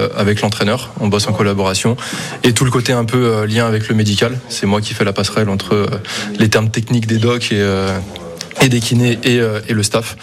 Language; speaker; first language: French; native; French